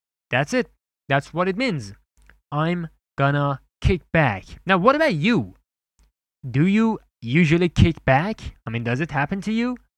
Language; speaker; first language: English; non-native, fluent; Persian